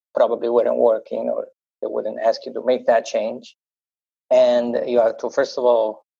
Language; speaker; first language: English; non-native, fluent; Italian